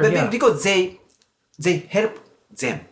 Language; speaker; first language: English; non-native, learner; Japanese